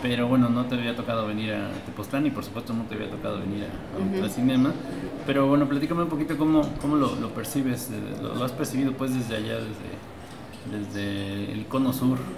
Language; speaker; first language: Spanish; native; Spanish